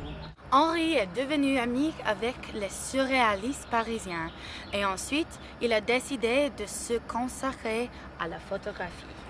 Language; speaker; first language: French; non-native, learner; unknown